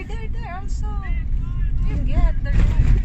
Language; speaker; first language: English; non-native, local second language; Filipino